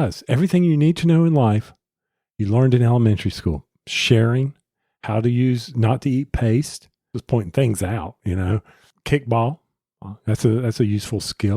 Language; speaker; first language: English; native; English